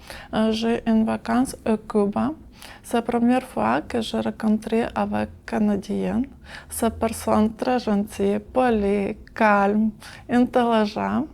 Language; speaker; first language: French; non-native, learner; Ukrainian